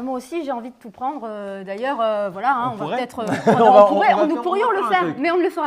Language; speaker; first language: French; native; French